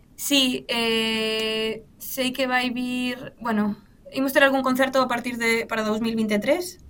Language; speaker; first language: Galician; native; Galician